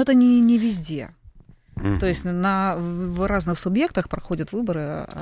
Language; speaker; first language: Russian; native; Russian